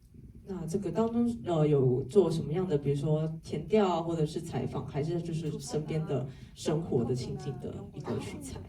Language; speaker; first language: Chinese; native; Chinese